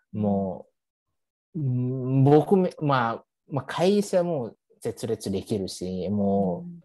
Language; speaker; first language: Japanese; non-native, fluent; Indonesian